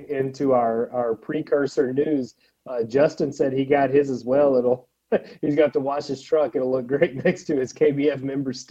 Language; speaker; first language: English; native; English